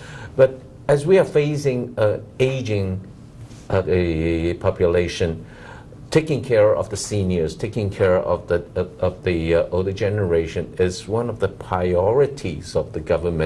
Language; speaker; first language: English; non-native, local second language; Cantonese